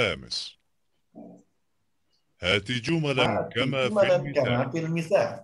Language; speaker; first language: Arabic; non-native, learner; Indonesian